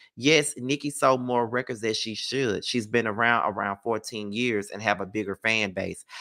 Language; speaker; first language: English; native; English